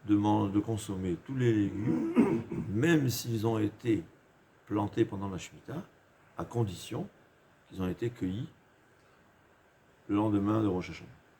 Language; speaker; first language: French; native; French